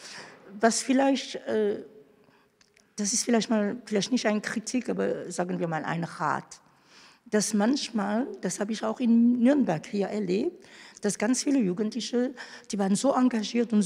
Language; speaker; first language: German; non-native, fluent; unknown